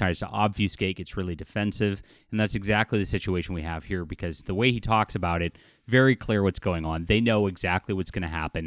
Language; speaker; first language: English; native; English